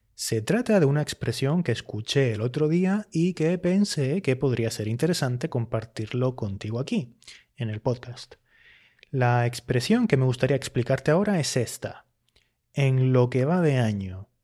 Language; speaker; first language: Spanish; native; Spanish